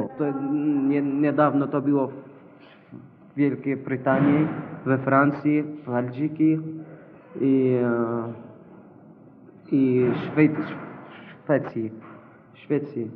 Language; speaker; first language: Polish; non-native, fluent; Arabic